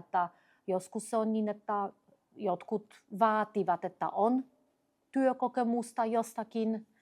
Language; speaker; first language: Finnish; non-native, fluent; Polish